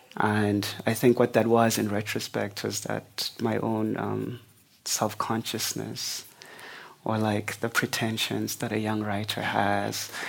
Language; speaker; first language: English; non-native, local second language; Xhosa